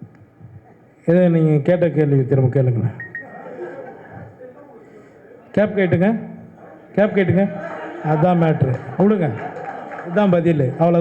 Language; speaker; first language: Tamil; native; Tamil